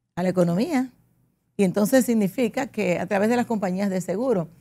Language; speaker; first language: Spanish; native; Spanish